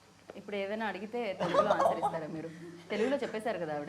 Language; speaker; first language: Telugu; native; Telugu